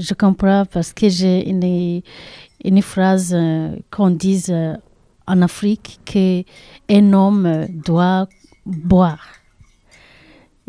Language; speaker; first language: French; non-native, learner; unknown